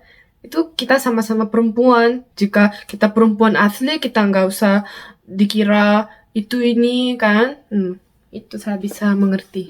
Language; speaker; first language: Indonesian; non-native, fluent; Korean